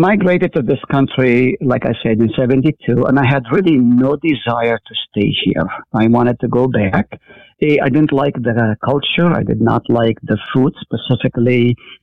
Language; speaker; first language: English; non-native, fluent; Hebrew